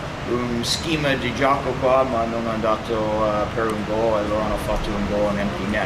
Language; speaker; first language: Italian; non-native, fluent; English